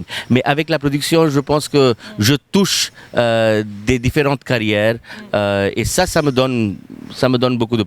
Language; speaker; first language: French; non-native, fluent; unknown